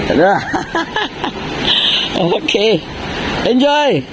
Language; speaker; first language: English; non-native, learner; Indonesian